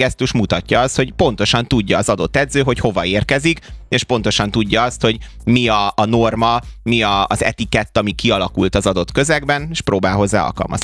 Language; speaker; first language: Hungarian; native; Hungarian